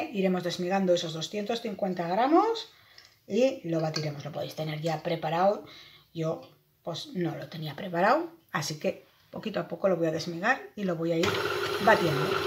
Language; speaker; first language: Spanish; native; Spanish